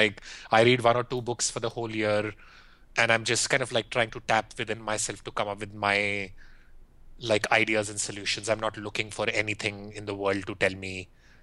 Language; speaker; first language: English; non-native, local second language; Hindi